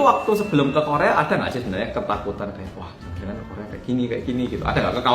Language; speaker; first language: Indonesian; native; Indonesian